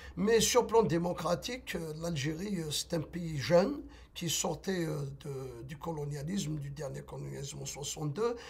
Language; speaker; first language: French; non-native, local second language; Kabyle